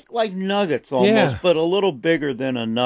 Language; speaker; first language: English; native; English